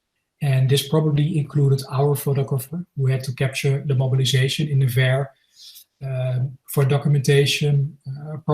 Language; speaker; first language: English; non-native, fluent; Dutch